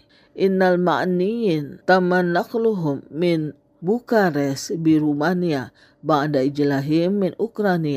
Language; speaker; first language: Arabic; non-native, fluent; Indonesian